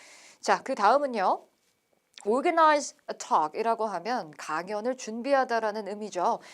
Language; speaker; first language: Korean; native; Korean